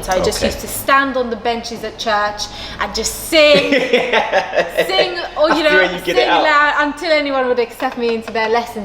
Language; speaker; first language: English; non-native, local second language; Maltese